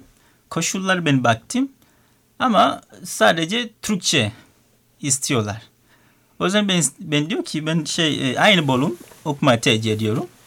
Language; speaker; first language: Turkish; non-native, learner; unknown